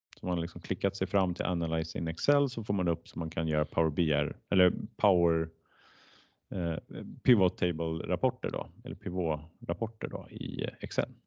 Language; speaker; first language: Swedish; native; Swedish